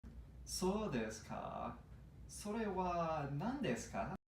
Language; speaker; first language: Japanese; non-native, learner; English